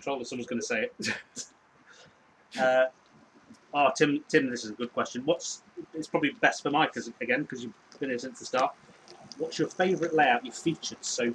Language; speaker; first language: English; native; English